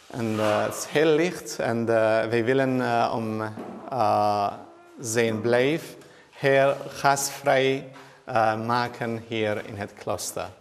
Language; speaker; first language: Dutch; non-native, learner; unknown